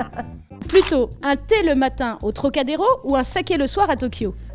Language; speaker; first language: French; native; French